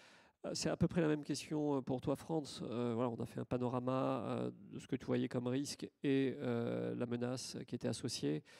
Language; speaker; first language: French; native; French